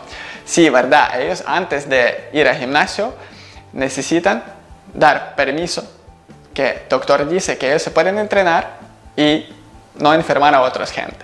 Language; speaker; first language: Spanish; non-native, learner; Ukrainian